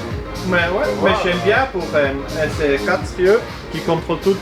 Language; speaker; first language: French; non-native, learner; German